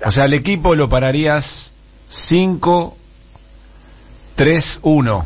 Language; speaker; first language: Spanish; native; Spanish